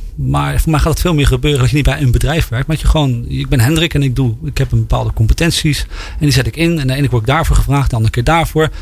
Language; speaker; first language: Dutch; native; Dutch